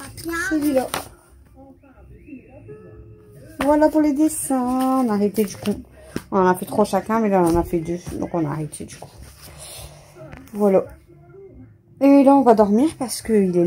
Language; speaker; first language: French; native; French